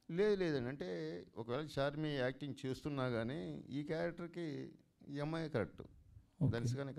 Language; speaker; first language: Telugu; native; Telugu